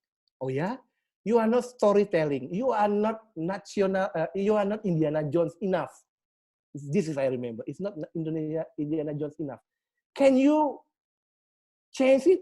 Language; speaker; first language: English; non-native, learner; Indonesian